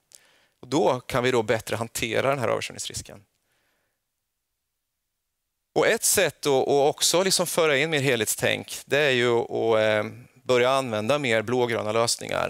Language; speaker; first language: Swedish; native; Swedish